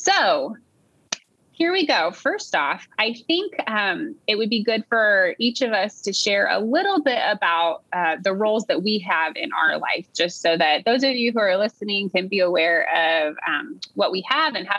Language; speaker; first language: English; native; English